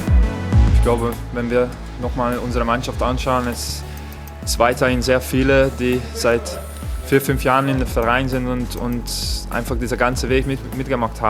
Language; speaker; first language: German; non-native, fluent; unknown